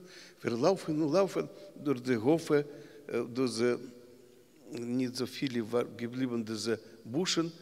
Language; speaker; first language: German; non-native, learner; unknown